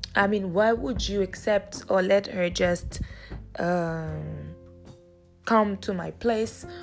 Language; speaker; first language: English; early bilingual, other home language; Lingala